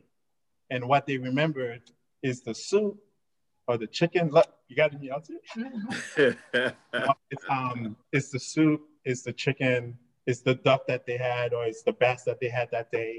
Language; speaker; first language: English; native; English